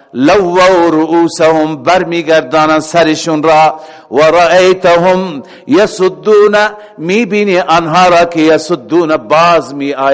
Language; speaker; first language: Persian; native; Persian